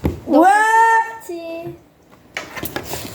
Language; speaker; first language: French; native; French